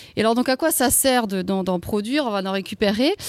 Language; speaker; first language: French; native; French